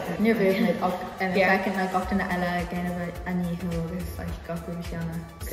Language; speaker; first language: Irish; non-native, learner; English